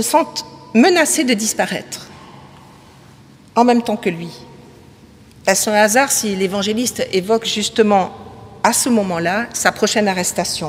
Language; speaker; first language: French; native; French